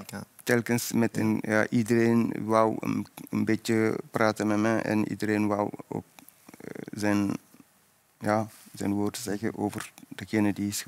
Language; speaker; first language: Dutch; non-native, fluent; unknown